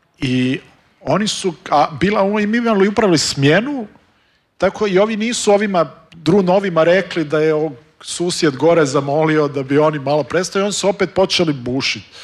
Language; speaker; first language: Croatian; early bilingual, heritage; Serbian